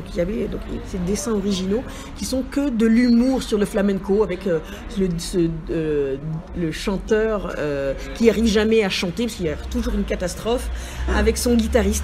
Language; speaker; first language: French; native; French